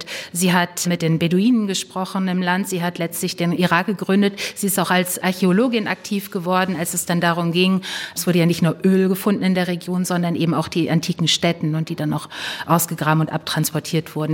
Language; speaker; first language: German; native; German